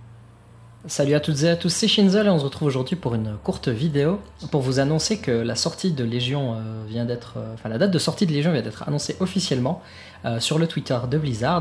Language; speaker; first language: French; native; French